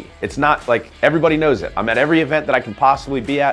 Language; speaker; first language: English; native; English